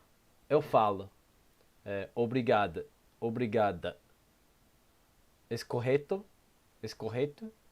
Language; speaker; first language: Portuguese; non-native, learner; English